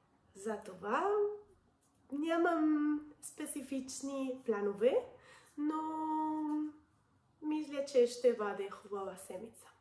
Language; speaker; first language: Bulgarian; non-native, learner; Spanish